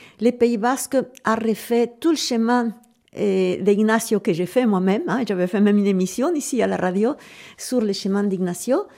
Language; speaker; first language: French; non-native, fluent; Spanish